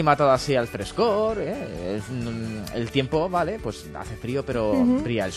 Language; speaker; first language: Spanish; native; Spanish